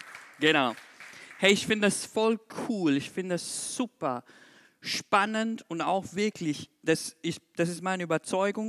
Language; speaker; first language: German; non-native, fluent; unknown